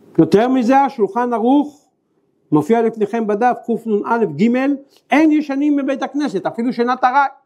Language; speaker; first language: Hebrew; native; Hebrew